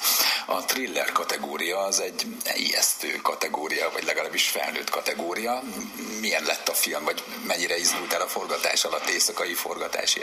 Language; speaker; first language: Hungarian; native; Hungarian